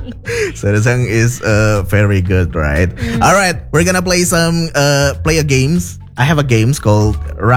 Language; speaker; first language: English; non-native, fluent; Indonesian